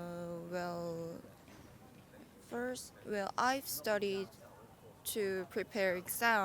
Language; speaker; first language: English; non-native, learner; Korean